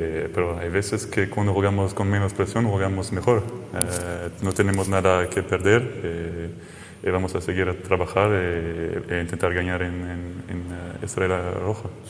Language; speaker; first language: Spanish; non-native, fluent; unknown